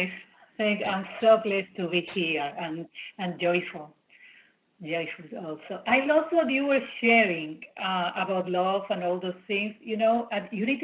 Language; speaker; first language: English; non-native, fluent; Spanish